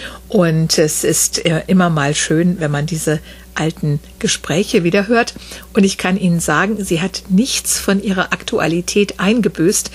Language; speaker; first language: German; native; German